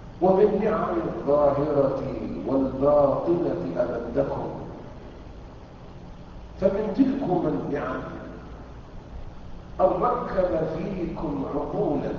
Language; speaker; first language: Arabic; native; Arabic